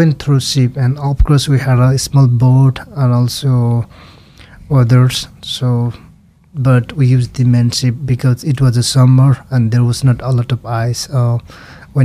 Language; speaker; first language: English; non-native, local second language; Nepali